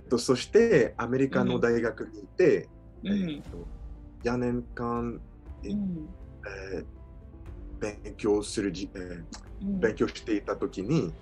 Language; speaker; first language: Japanese; non-native, learner; French